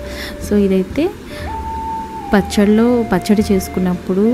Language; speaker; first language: Telugu; native; Telugu